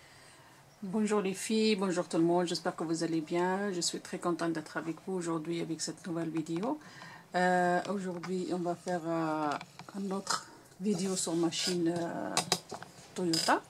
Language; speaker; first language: French; non-native, local second language; Arabic